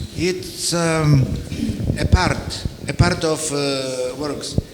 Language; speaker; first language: English; non-native, learner; Lithuanian